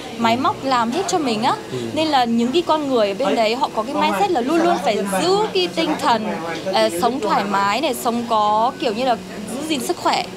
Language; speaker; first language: Vietnamese; early bilingual, heritage; Vietnamese